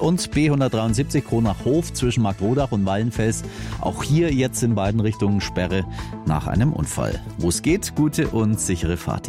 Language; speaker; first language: German; native; German